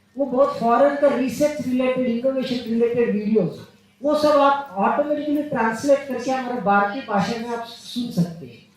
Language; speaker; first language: Hindi; non-native, local second language; Telugu